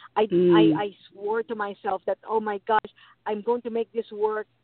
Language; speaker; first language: English; non-native, local second language; Filipino